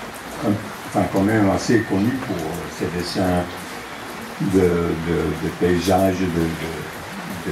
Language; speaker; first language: French; non-native, fluent; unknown